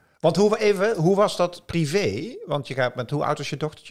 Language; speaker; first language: Dutch; native; Dutch